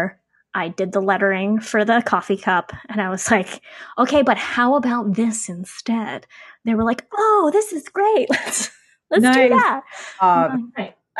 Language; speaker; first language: English; native; English